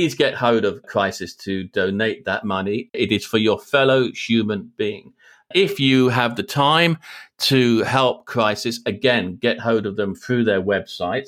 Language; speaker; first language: English; native; English